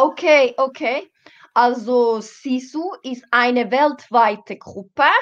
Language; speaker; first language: German; non-native, learner; Finnish